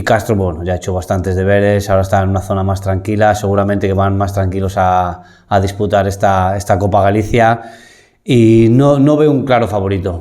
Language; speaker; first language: Spanish; native; Spanish